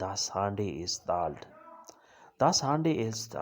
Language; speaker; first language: German; non-native, learner; Urdu